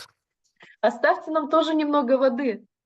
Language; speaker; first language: Russian; native; Russian